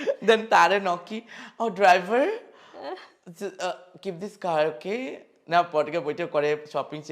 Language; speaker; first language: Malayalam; non-native, fluent; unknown